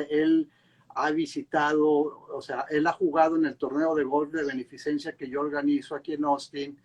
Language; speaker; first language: Spanish; native; Spanish